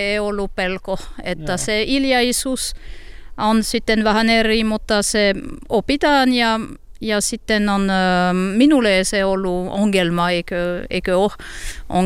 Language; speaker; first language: Finnish; non-native, learner; French